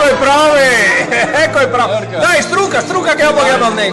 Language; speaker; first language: Italian; native; Italian